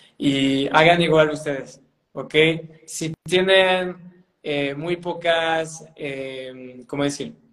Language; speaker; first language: Spanish; non-native, fluent; French